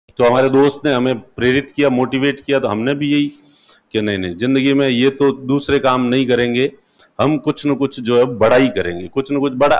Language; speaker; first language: Hindi; non-native, local second language; Marwari